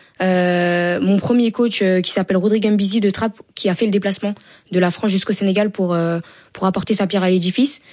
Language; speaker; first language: French; early bilingual, other home language; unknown